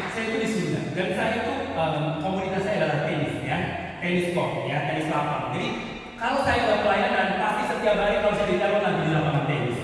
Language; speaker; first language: Indonesian; native; Indonesian